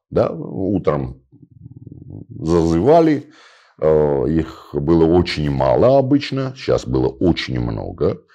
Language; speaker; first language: Russian; non-native, local second language; Armenian